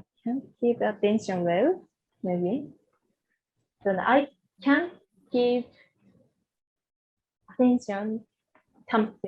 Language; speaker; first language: English; non-native, learner; Japanese